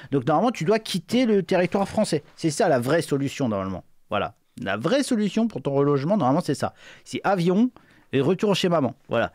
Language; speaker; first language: French; native; French